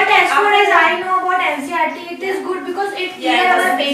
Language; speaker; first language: English; non-native, learner; Hindi